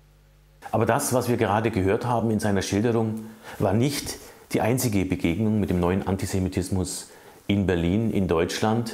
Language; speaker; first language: German; native; German